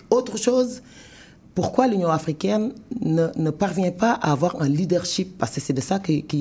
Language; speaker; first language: French; non-native, local second language; Wolof